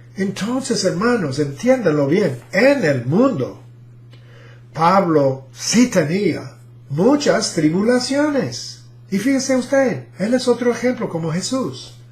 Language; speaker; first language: Spanish; non-native, fluent; English